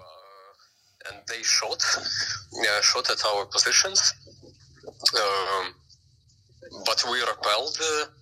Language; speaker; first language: English; non-native, fluent; Ukrainian